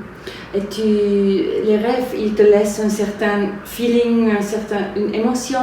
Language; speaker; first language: French; non-native, fluent; German